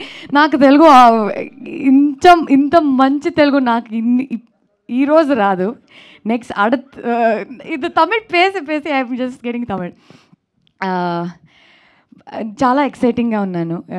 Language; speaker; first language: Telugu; non-native, learner; Kannada